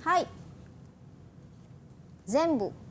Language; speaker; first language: Japanese; non-native, fluent; Malay